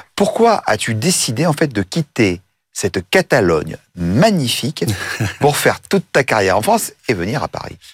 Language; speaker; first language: French; native; French